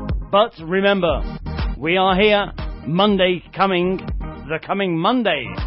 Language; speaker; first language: English; native; English